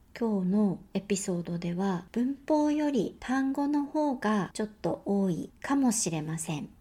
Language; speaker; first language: Japanese; native; Japanese